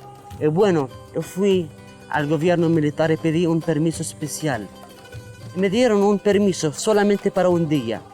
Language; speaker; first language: Spanish; non-native, fluent; Arabic